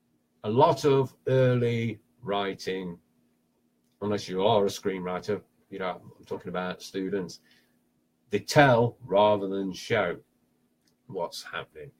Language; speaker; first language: English; native; English